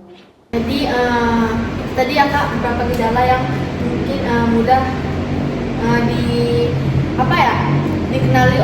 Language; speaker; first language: Indonesian; native; Indonesian